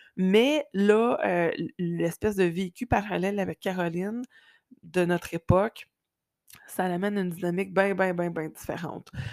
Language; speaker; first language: French; native; French